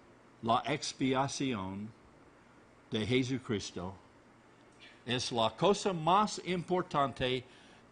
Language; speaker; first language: Spanish; non-native, learner; English